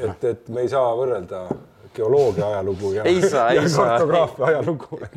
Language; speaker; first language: Estonian; native; Estonian